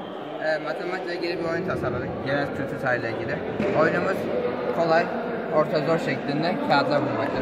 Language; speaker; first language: Turkish; native; Turkish